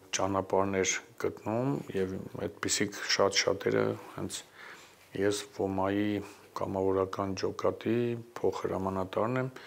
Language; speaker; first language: Armenian; native; Armenian